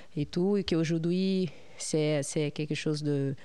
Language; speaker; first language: French; non-native, fluent; Portuguese